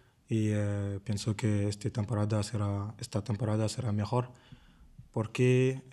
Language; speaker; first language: Spanish; non-native, learner; French